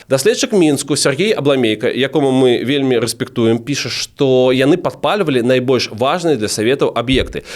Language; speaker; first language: Belarusian; non-native, local second language; Russian